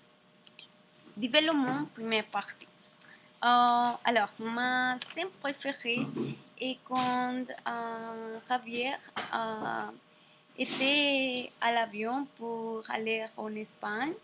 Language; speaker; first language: French; non-native, learner; Spanish